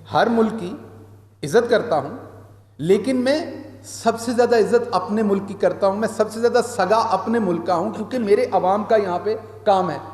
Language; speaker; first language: Urdu; non-native, local second language; Punjabi